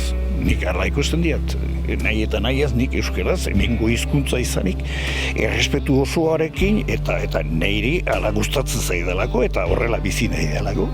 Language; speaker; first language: Basque; early bilingual, other home language; Spanish